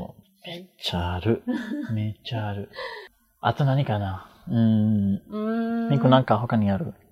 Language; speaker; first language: Japanese; non-native, fluent; Spanish